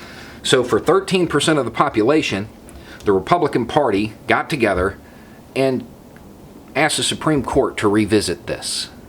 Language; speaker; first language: English; native; English